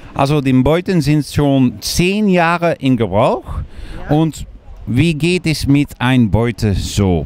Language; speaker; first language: German; non-native, learner; Dutch